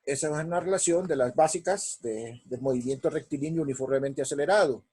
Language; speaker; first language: Spanish; native; Spanish